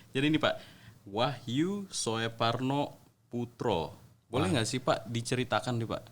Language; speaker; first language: Indonesian; native; Indonesian